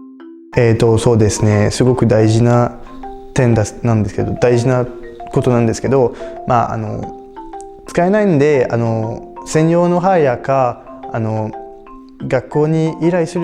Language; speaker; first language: Japanese; non-native, fluent; French